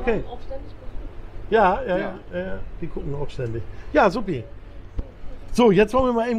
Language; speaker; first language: German; native; German